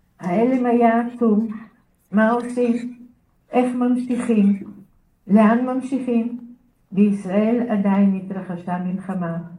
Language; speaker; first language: Hebrew; early bilingual, other home language; Bulgarian